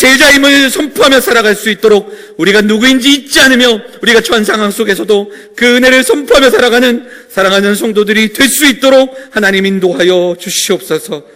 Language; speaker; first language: Korean; native; Korean